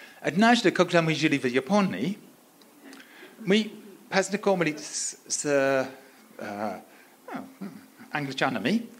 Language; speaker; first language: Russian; non-native, learner; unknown